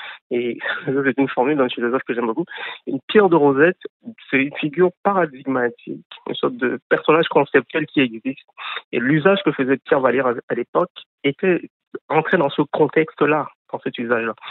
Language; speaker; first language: French; non-native, local second language; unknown